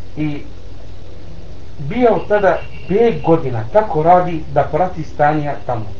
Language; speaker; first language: Bosnian; non-native, learner; Arabic